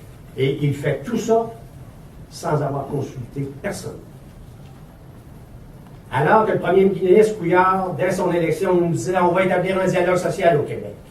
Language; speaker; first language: French; native; French